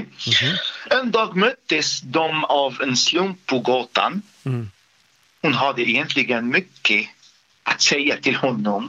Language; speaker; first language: Swedish; non-native, fluent; Arabic